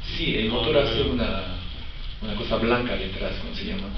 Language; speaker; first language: Spanish; non-native, fluent; French